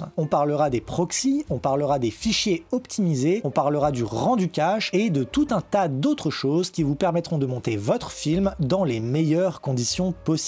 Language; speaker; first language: French; native; French